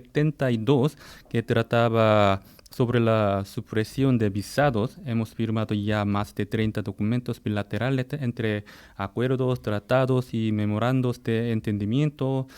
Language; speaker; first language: Spanish; non-native, fluent; Korean